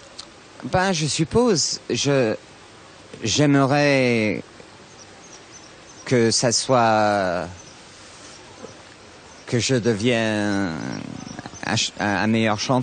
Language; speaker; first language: French; non-native, fluent; English